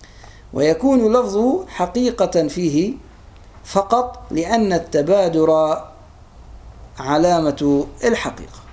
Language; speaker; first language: Arabic; native; Arabic